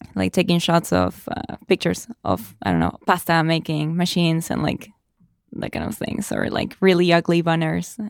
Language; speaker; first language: English; non-native, fluent; Spanish